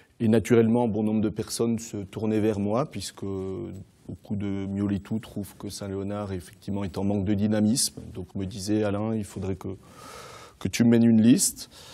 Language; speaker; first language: French; native; French